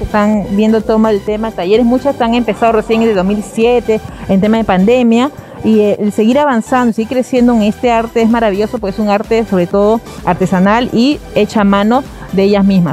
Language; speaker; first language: Spanish; native; Spanish